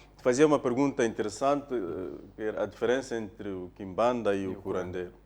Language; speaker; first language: Portuguese; non-native, local second language; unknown